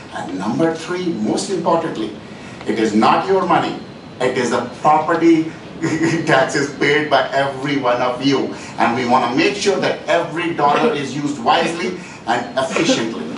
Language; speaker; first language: English; non-native, local second language; Hindi